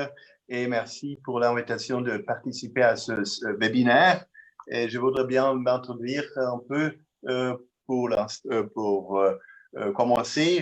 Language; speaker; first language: French; non-native, fluent; German